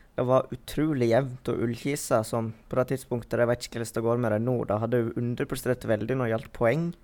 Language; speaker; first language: Norwegian; native; Norwegian